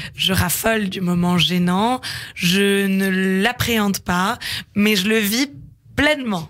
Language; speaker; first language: French; native; French